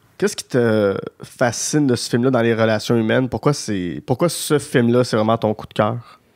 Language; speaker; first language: French; native; French